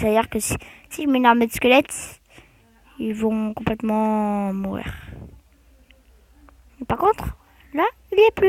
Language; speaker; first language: French; native; French